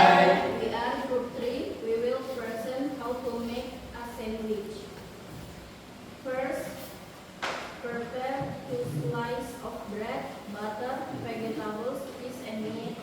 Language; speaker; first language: English; non-native, learner; Indonesian